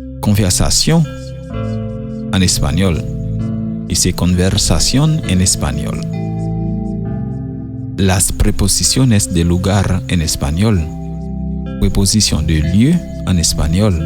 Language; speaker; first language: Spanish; non-native, fluent; Haitian Creole